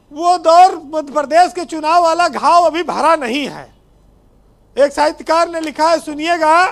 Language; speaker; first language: Hindi; native; Hindi